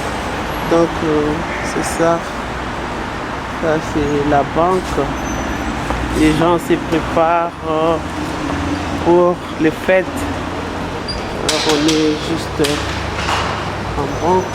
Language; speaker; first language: French; non-native, local second language; Lingala